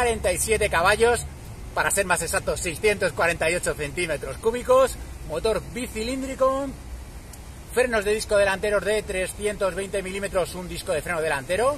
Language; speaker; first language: Spanish; native; Spanish